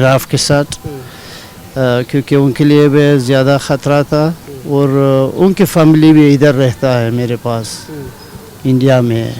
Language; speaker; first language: Hindi; non-native, learner; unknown